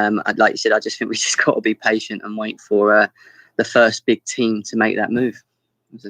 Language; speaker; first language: English; native; English